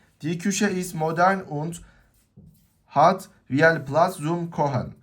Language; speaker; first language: German; non-native, learner; Turkish